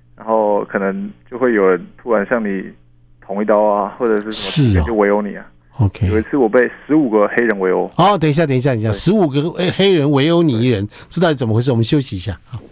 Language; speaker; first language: Chinese; native; Chinese